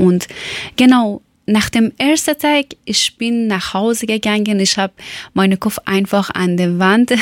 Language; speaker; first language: German; non-native, learner; Persian